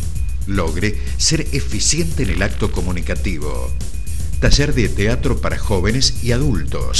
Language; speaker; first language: Spanish; native; Spanish